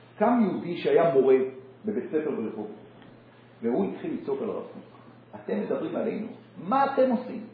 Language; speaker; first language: Hebrew; native; Hebrew